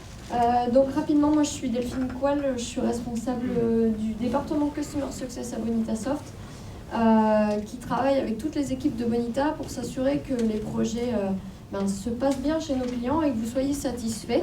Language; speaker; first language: French; native; French